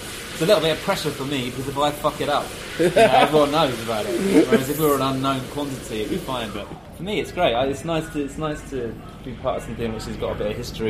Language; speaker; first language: English; native; English